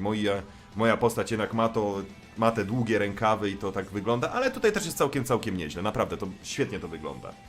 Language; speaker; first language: Polish; native; Polish